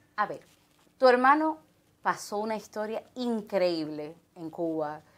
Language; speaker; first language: Spanish; native; Spanish